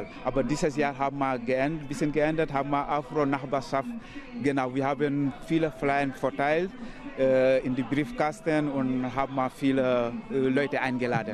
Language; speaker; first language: German; non-native, learner; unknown